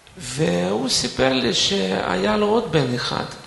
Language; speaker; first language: Hebrew; non-native, fluent; Russian